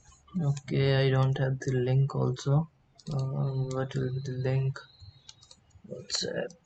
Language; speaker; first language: English; non-native, local second language; Hindi